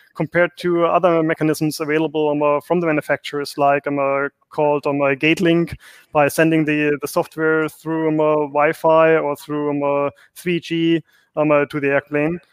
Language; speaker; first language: English; non-native, fluent; German